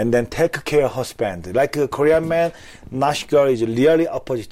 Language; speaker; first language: English; non-native, learner; Korean